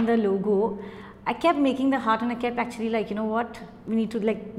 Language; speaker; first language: English; non-native, local second language; Hindi